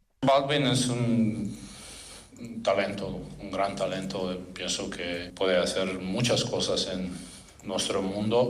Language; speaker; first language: Spanish; non-native, fluent; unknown